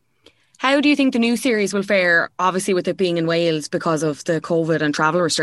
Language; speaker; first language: English; native; English